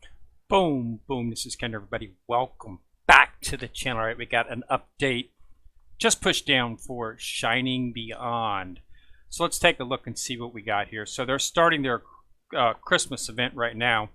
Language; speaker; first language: English; native; English